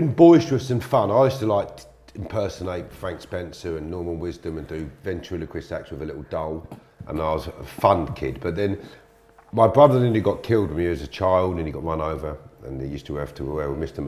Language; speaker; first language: English; native; English